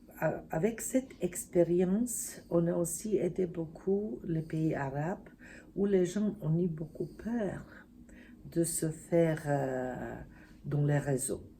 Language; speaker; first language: French; non-native, fluent; Serbian